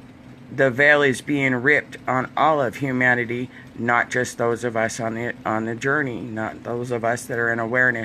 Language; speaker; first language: English; native; English